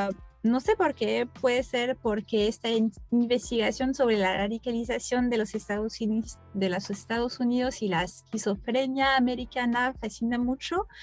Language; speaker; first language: Spanish; non-native, fluent; French